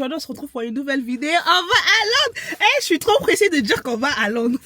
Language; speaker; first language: French; native; French